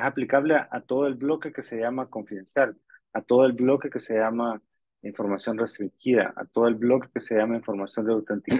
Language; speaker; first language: Spanish; native; Spanish